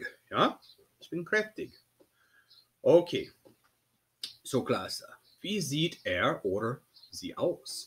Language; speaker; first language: German; non-native, fluent; English